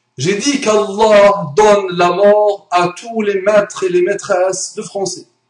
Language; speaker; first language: French; early bilingual, other home language; Arabic